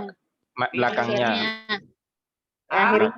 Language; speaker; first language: Indonesian; native; Indonesian